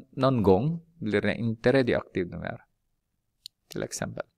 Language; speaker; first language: Swedish; non-native, fluent; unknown